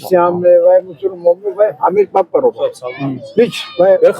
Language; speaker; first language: Persian; early bilingual, heritage; Tajik